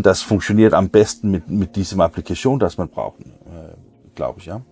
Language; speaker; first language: German; non-native, learner; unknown